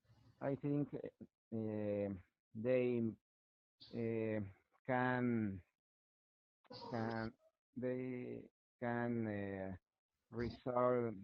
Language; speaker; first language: English; non-native, learner; Spanish